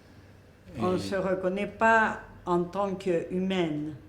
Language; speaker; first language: French; non-native, fluent; Spanish